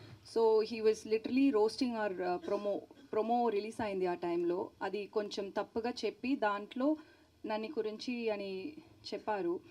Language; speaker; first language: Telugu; non-native, learner; Tamil